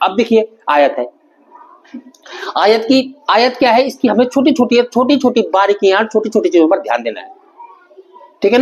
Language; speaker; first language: Hindi; native; Hindi